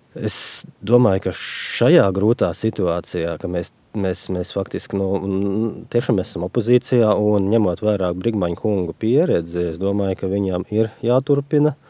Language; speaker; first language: Latvian; native; Latvian